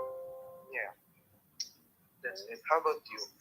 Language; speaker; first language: English; non-native, learner; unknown